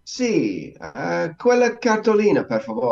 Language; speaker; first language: Italian; non-native, learner; English